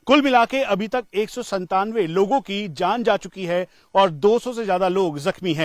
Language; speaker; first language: Hindi; native; Hindi